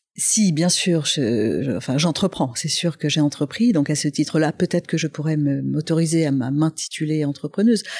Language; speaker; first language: French; non-native, local second language; Arabic